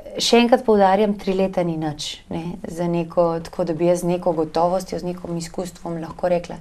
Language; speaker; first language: Slovenian; native; Slovenian